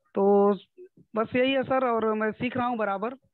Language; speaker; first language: Hindi; native; Hindi